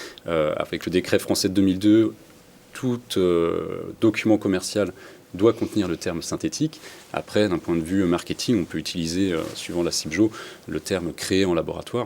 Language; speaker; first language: French; native; French